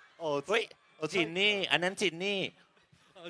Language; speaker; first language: Thai; native; Thai